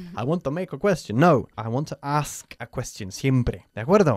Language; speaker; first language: English; native; English